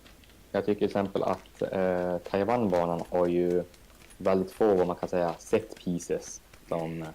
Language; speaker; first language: Swedish; native; Swedish